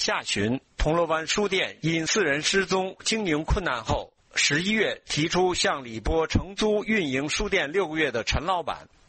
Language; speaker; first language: Chinese; native; Chinese